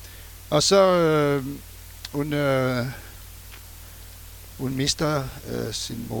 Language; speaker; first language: Danish; non-native, fluent; French